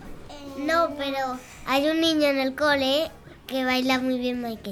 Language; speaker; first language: Spanish; native; Spanish